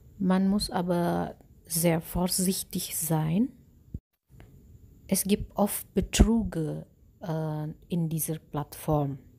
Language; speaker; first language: German; non-native, learner; Indonesian